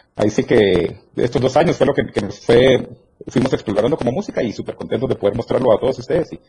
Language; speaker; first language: Spanish; native; Spanish